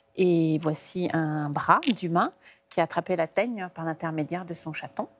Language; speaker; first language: French; native; French